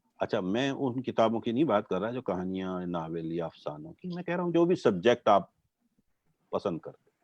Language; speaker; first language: Urdu; non-native, local second language; Gujarati